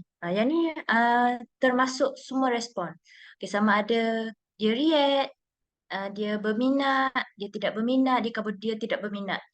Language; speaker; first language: Malay; native; Malay